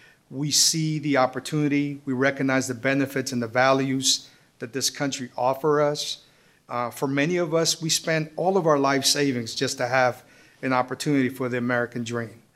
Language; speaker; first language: English; early bilingual, other home language; Spanish